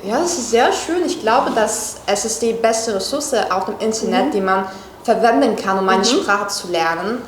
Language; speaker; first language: German; non-native, learner; Turkish